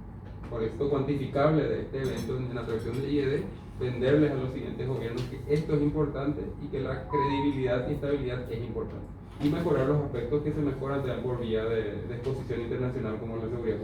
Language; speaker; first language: Spanish; native; Spanish